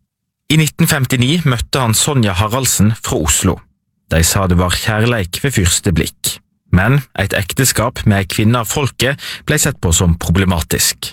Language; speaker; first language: Norwegian; native; Norwegian